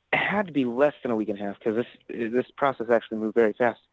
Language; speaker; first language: English; native; English